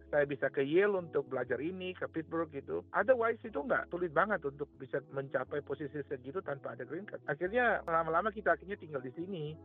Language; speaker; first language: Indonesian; native; Indonesian